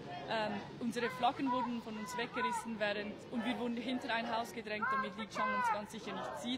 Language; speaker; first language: German; early bilingual, other home language; Tibetan